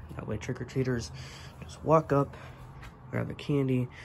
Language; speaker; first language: English; native; English